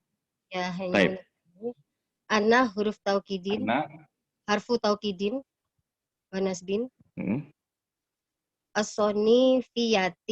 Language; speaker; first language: Arabic; non-native, learner; Indonesian